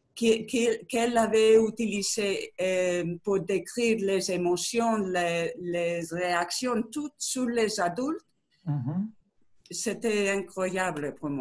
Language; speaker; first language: French; non-native, learner; Spanish